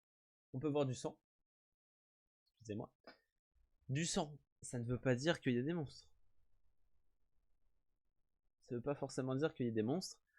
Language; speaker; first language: French; native; French